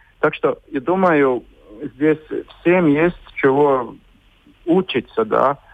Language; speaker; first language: Russian; non-native, local second language; Latvian